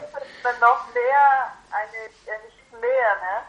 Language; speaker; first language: German; non-native, learner; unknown